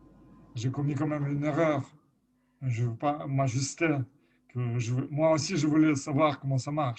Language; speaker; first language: French; non-native, fluent; Lithuanian